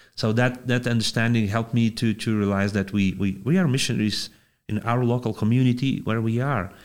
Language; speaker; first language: English; non-native, fluent; Lithuanian